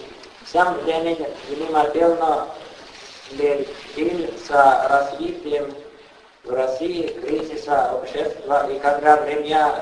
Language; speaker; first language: Russian; non-native, fluent; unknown